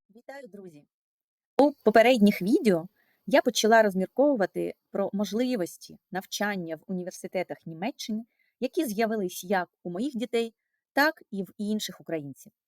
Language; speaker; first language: Ukrainian; non-native, local second language; Russian